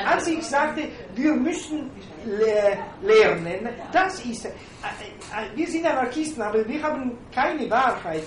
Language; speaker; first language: German; non-native, fluent; Italian